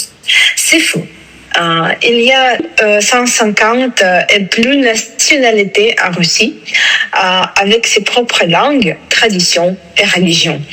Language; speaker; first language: French; non-native, fluent; Russian